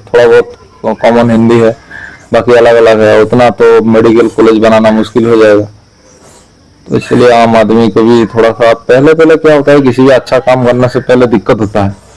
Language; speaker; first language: Hindi; non-native, local second language; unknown